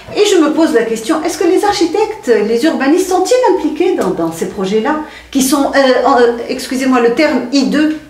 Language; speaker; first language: French; non-native, local second language; Arabic